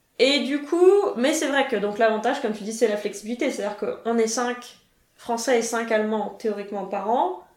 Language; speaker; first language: French; native; French